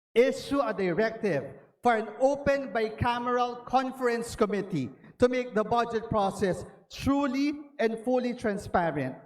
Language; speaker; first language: English; non-native, local second language; Filipino